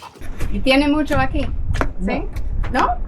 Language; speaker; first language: Spanish; non-native, learner; English